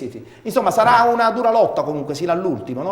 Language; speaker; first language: Italian; native; Italian